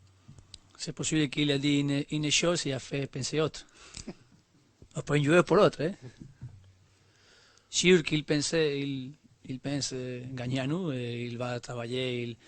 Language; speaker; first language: French; non-native, learner; Spanish